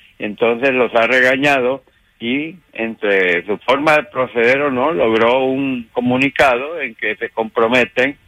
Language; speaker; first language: Spanish; native; Spanish